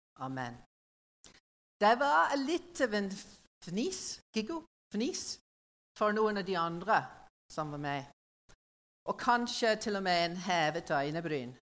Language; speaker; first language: Norwegian; non-native, learner; English